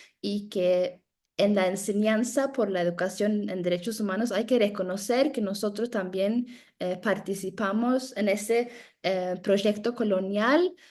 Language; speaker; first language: Spanish; non-native, fluent; Norwegian